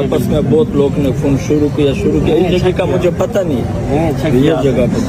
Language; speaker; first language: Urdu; non-native, local second language; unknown